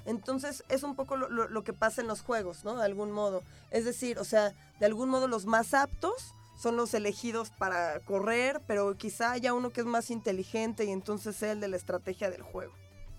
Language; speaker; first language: Spanish; native; Spanish